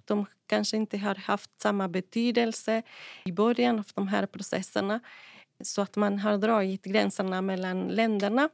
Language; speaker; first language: Swedish; non-native, fluent; Spanish